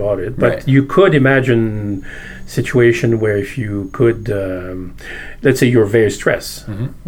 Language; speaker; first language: English; native; English